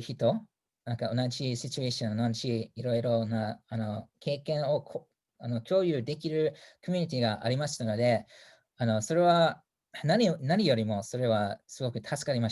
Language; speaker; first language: Japanese; non-native, fluent; English